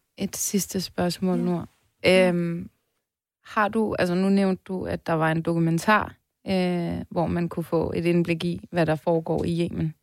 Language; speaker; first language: Danish; early bilingual, other home language; Turkish